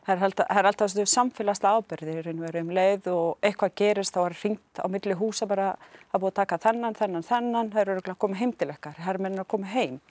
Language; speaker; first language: Icelandic; non-native, fluent; Arabic